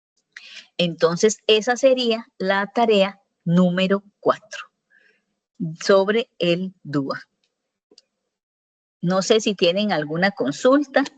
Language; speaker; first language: Spanish; native; Spanish